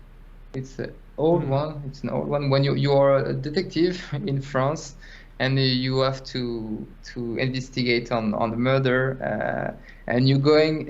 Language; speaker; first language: English; non-native, fluent; French